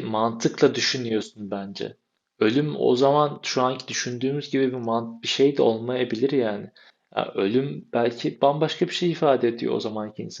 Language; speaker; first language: Turkish; native; Turkish